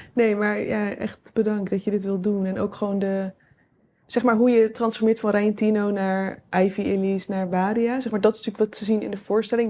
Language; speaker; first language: Dutch; native; Dutch